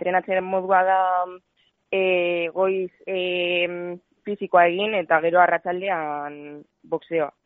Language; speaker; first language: Basque; non-native, local second language; Spanish